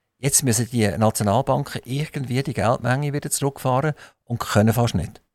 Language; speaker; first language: German; native; German